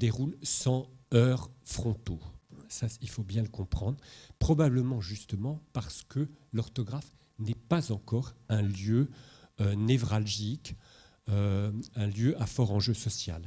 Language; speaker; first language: French; native; French